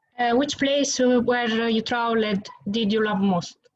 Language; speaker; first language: English; non-native, learner; Italian